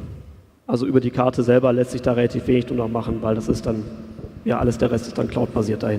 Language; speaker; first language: German; native; German